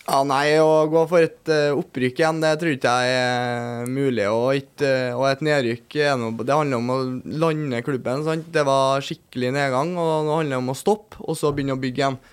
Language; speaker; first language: Norwegian; native; Norwegian